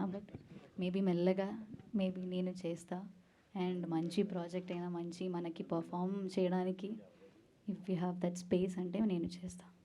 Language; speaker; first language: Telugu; non-native, learner; Malayalam